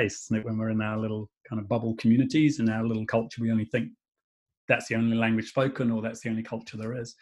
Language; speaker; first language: English; native; English